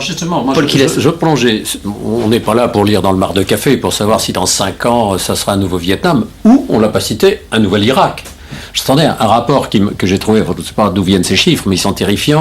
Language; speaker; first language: French; native; French